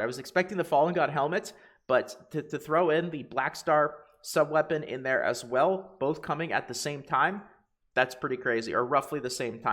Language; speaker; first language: English; native; English